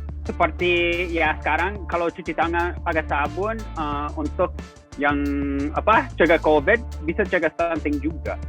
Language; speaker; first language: Indonesian; non-native, fluent; English